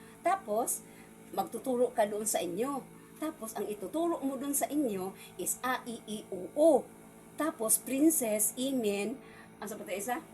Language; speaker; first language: Filipino; non-native, local second language; Cebuano